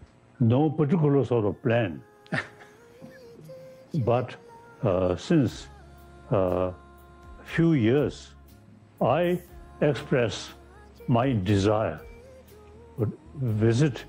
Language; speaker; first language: English; non-native, learner; Tibetan